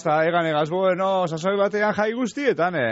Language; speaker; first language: Basque; native; Basque